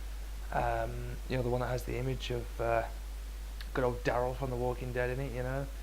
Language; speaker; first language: English; native; English